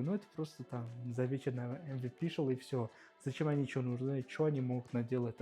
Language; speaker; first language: Russian; native; Russian